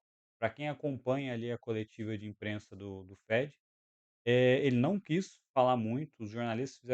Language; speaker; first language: Portuguese; native; Portuguese